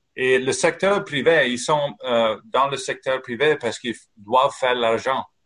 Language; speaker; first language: French; non-native, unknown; English